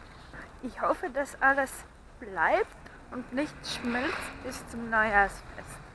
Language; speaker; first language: German; non-native, fluent; Russian